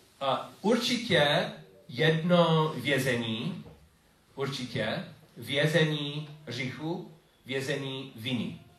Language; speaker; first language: Czech; non-native, learner; English